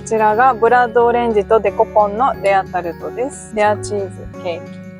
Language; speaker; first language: Japanese; native; Japanese